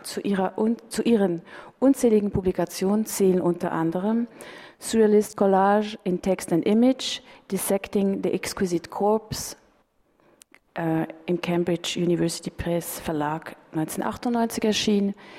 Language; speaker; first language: German; native; German